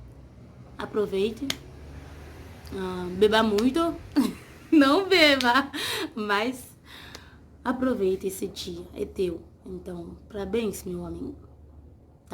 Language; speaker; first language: Portuguese; non-native, learner; Haitian Creole